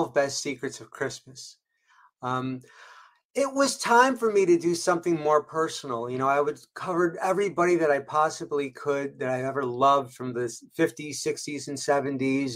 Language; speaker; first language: English; native; English